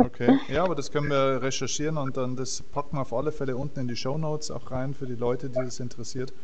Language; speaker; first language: German; native; German